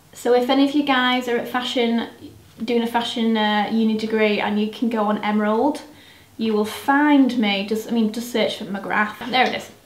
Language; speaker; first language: English; native; English